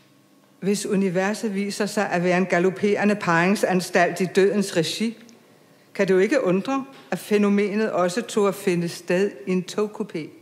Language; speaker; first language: Danish; native; Danish